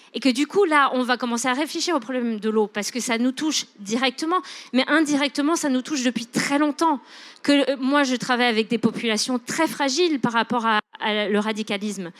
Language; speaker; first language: French; non-native, local second language; English